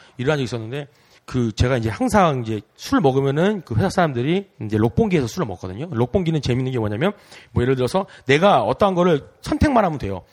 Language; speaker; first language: Korean; native; Korean